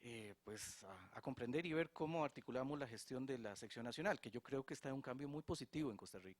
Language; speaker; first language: Spanish; native; Spanish